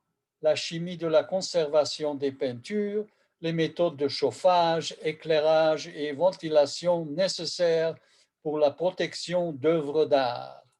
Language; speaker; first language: French; non-native, fluent; Hungarian